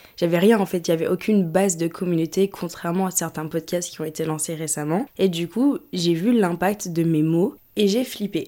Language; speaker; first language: French; early bilingual, other home language; English